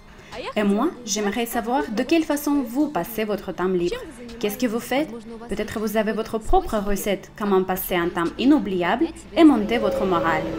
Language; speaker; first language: French; non-native, fluent; Russian